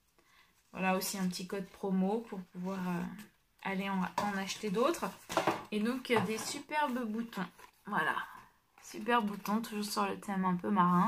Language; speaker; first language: French; native; French